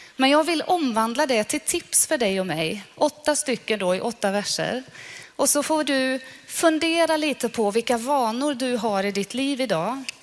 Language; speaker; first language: Swedish; non-native, fluent; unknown